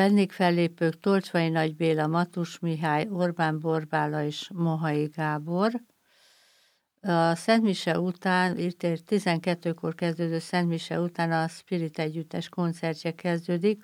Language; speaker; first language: Hungarian; native; Hungarian